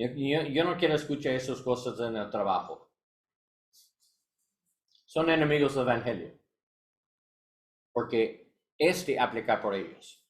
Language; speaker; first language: Spanish; non-native, learner; English